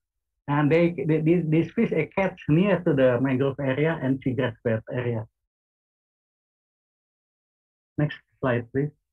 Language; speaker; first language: English; non-native, fluent; Indonesian